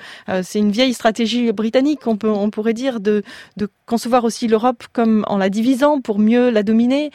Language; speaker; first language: French; native; French